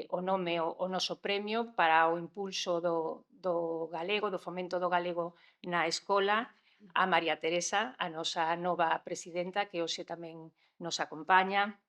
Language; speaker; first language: Galician; non-native, local second language; Spanish